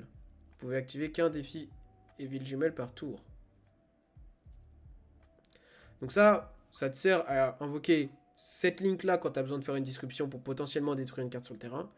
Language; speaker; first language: French; native; French